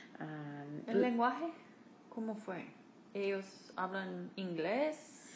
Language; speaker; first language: Spanish; non-native, fluent; English